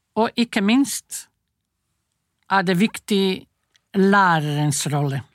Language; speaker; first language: Norwegian; non-native, fluent; Croatian